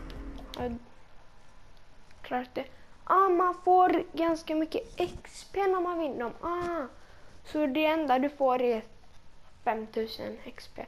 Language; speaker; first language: Swedish; native; Swedish